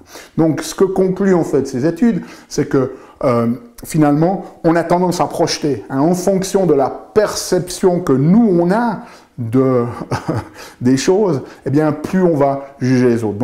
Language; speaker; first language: French; native; French